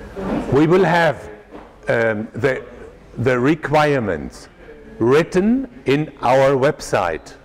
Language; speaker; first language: English; non-native, fluent; German